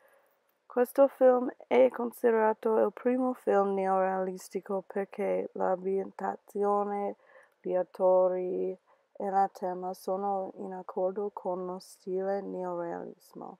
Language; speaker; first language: Italian; non-native, learner; English